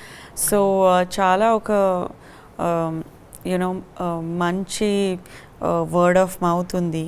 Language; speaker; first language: Telugu; non-native, learner; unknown